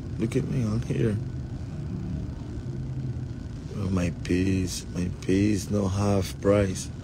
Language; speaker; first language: English; non-native, learner; Spanish